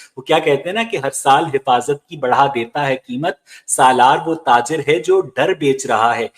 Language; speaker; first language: Urdu; native; Urdu